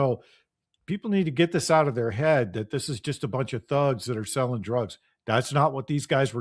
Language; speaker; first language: English; native; English